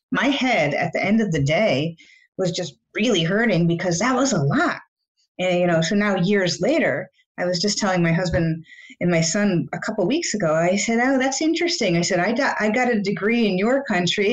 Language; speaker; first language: English; native; English